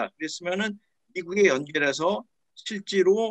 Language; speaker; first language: Korean; native; Korean